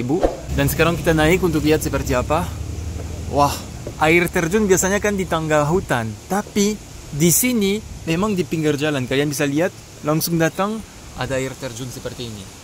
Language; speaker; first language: Indonesian; non-native, fluent; French